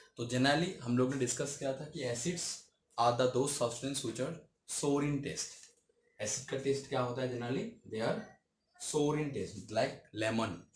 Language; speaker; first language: Hindi; non-native, local second language; Bangla